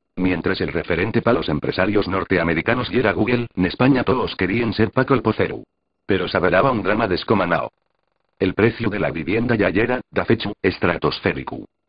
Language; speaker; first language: Asturian; non-native, local second language; Spanish